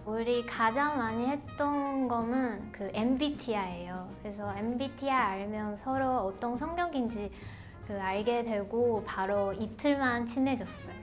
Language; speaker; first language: Korean; non-native, fluent; Chinese